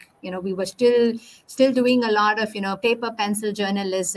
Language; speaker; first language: English; non-native, local second language; Tamil